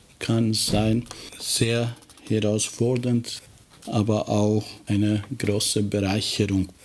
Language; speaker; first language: German; non-native, fluent; Albanian